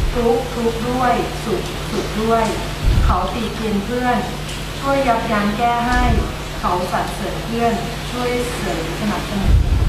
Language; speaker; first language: Thai; non-native, fluent; English